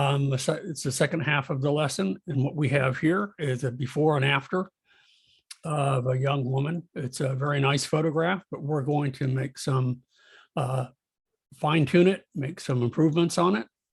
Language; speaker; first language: English; native; English